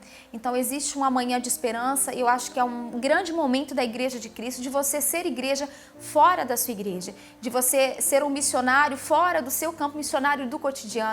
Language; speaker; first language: Portuguese; native; Portuguese